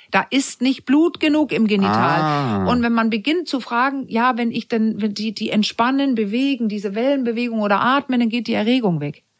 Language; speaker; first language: German; non-native, fluent; Danish